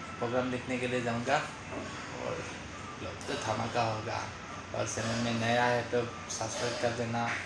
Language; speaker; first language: Hindi; non-native, local second language; Assamese